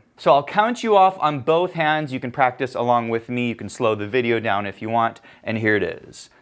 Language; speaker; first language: English; native; English